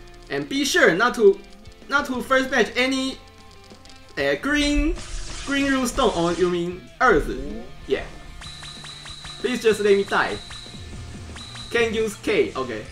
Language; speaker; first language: English; non-native, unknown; Chinese